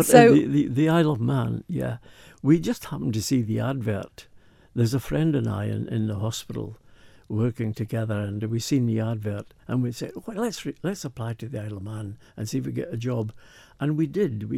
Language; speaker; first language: English; native; English